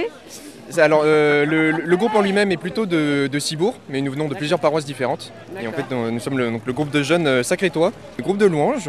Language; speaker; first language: French; native; French